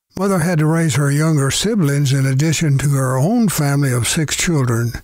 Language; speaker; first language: English; native; English